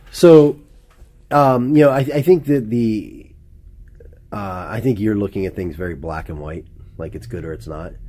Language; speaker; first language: English; native; English